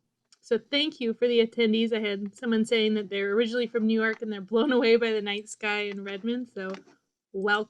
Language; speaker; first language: English; native; English